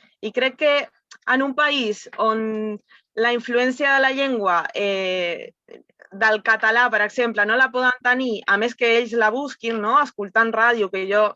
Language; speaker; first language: Catalan; early bilingual, heritage; Spanish